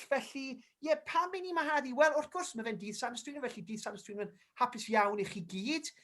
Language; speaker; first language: Welsh; native; Welsh